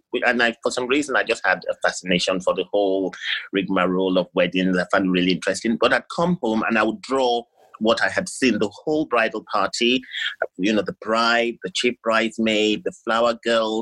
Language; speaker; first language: English; non-native, local second language; Yoruba